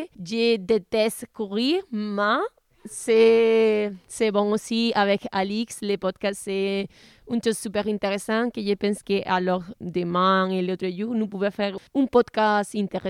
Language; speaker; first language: French; non-native, learner; Italian